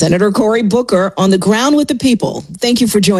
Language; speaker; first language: English; native; English